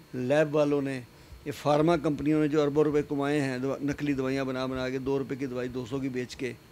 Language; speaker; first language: Hindi; native; Hindi